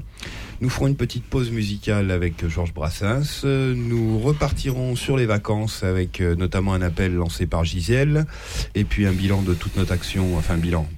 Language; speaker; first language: French; native; French